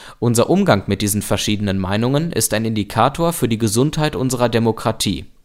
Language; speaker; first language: German; native; German